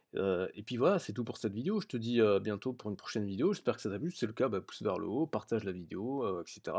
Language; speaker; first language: French; native; French